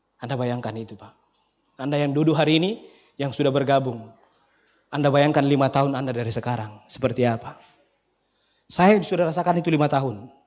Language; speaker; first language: Indonesian; non-native, local second language; Buginese